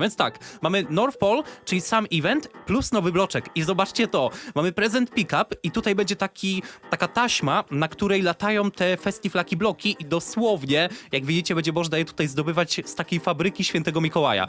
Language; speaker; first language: Polish; native; Polish